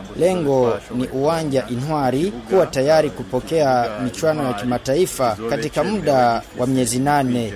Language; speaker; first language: Swahili; non-native, local second language; Rundi